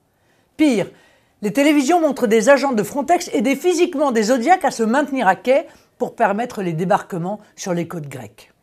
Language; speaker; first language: French; native; French